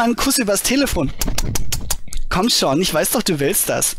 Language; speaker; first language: German; native; German